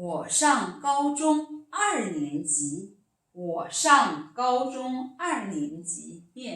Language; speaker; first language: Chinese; non-native, fluent; Korean